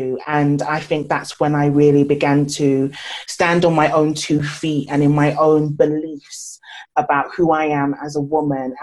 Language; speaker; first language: English; native; English